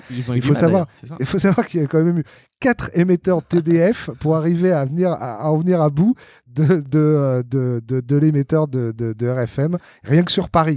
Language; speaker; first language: French; native; French